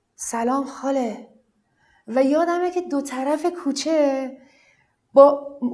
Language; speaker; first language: Persian; non-native, local second language; Arabic